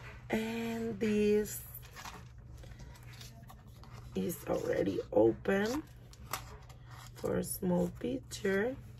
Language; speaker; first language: English; non-native, learner; Spanish